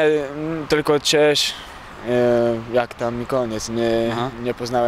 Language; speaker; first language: Polish; early bilingual, heritage; French